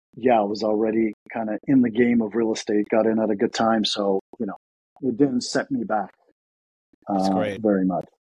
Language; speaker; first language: English; early bilingual, other home language; Russian